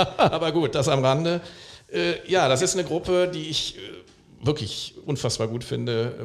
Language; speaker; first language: German; native; German